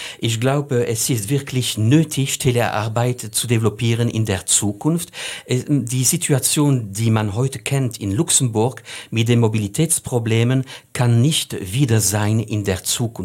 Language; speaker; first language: German; non-native, fluent; French